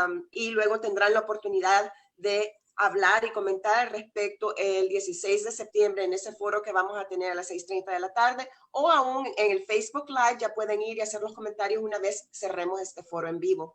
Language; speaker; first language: Spanish; native; Spanish